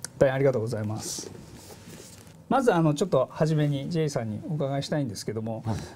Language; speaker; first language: Japanese; native; Japanese